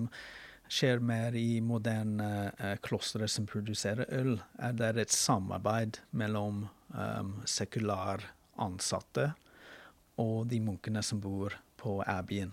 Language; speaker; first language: Norwegian; non-native, fluent; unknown